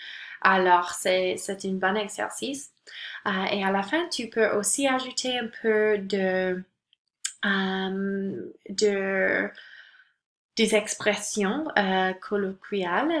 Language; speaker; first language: French; non-native, local second language; English